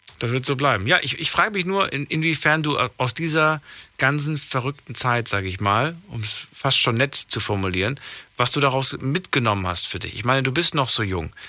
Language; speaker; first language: German; native; German